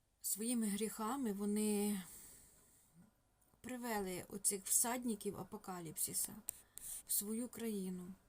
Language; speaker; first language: Ukrainian; non-native, local second language; Russian